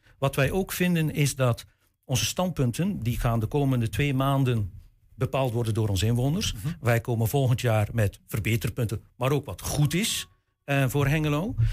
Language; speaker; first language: Dutch; native; Dutch